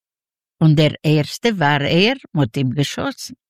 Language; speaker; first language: German; non-native, learner; Yiddish